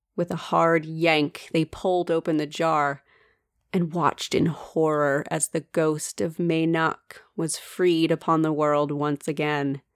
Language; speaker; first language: English; native; English